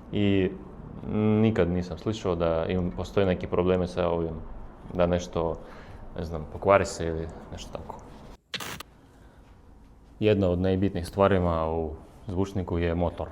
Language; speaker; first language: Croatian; non-native, fluent; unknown